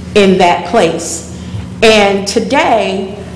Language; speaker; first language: English; native; English